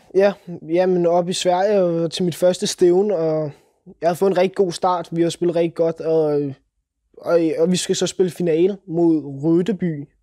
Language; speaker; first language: Danish; native; Danish